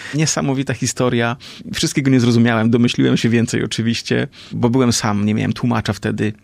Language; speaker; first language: Polish; native; Polish